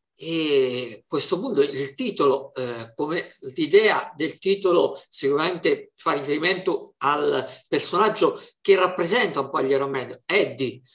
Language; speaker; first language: Italian; native; Italian